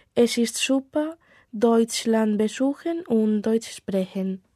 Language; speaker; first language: German; non-native, learner; Spanish